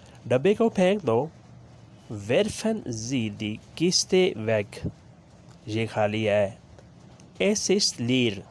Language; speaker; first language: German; non-native, fluent; Urdu